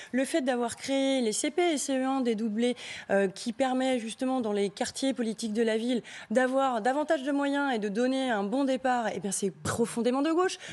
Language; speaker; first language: French; native; French